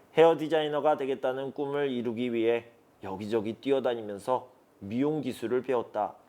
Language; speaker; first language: Korean; native; Korean